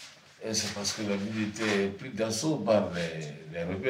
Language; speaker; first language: French; non-native, local second language; Sango